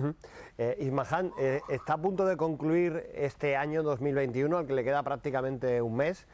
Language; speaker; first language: Spanish; native; Spanish